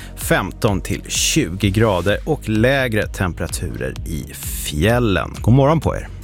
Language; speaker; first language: Swedish; native; Swedish